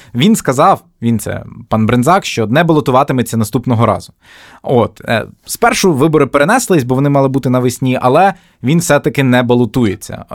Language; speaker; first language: Ukrainian; native; Ukrainian